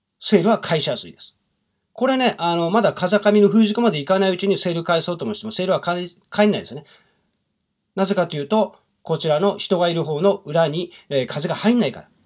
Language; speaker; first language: Japanese; native; Japanese